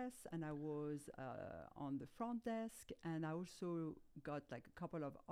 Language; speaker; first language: English; non-native, fluent; French